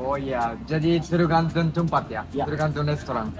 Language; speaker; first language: Indonesian; non-native, fluent; Japanese